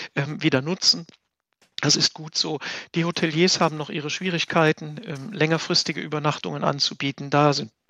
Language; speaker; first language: German; native; German